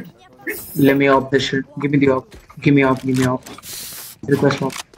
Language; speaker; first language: English; non-native, local second language; Kannada